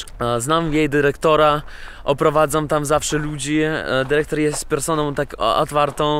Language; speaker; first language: Polish; non-native, learner; Russian